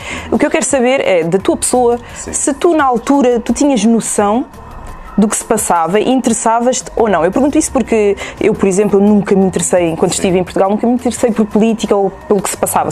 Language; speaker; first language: Portuguese; native; Portuguese